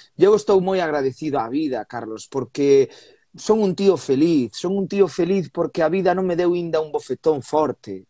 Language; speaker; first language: Galician; native; Galician